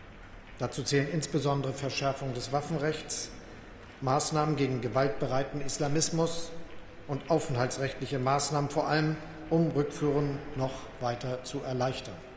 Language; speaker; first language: German; native; German